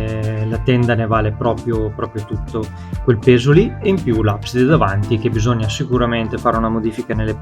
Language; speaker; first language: Italian; native; Italian